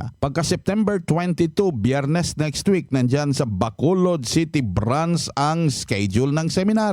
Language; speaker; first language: Filipino; native; Filipino